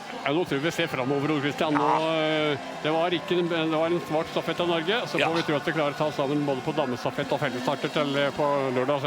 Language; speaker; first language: Norwegian; native; Norwegian